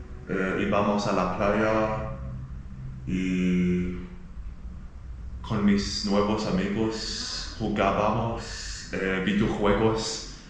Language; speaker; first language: Spanish; non-native, learner; English